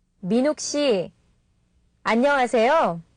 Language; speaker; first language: Korean; native; Korean